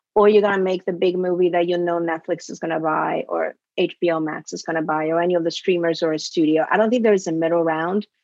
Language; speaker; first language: English; early bilingual, other home language; Italian